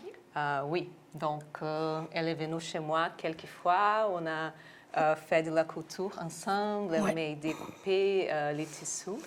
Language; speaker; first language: French; non-native, local second language; English